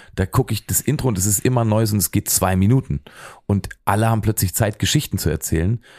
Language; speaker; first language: German; native; German